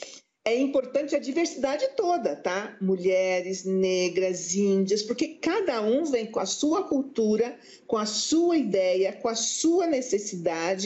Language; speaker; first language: Portuguese; native; Portuguese